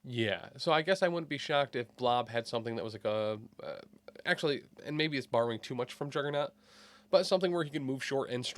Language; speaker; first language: English; native; English